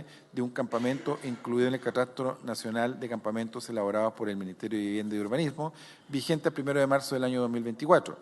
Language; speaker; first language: Spanish; native; Spanish